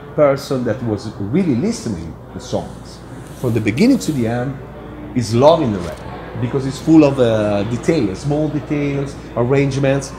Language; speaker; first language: English; non-native, fluent; Italian